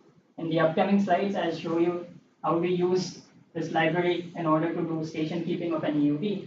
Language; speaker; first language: English; non-native, fluent; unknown